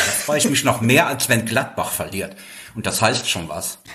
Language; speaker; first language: German; native; German